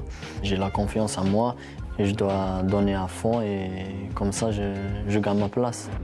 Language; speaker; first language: French; non-native, local second language; Kabyle